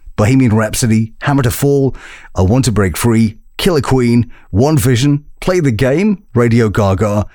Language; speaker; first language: English; native; English